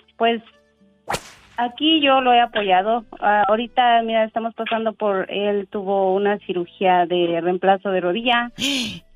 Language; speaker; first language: Spanish; native; Spanish